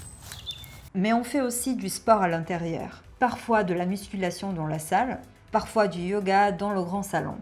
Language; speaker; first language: French; non-native, fluent; Portuguese